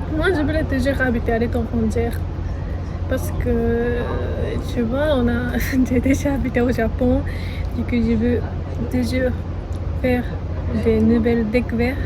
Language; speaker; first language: French; non-native, learner; Japanese